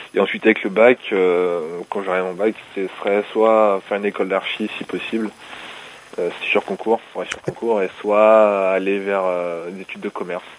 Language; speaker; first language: French; early bilingual, other home language; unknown